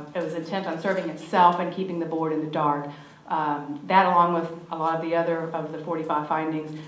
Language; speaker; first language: English; native; English